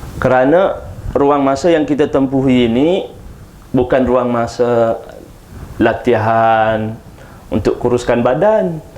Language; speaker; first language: Malay; native; Malay